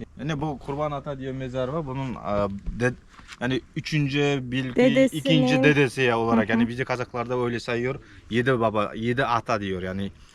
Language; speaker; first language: Turkish; non-native, learner; Kazakh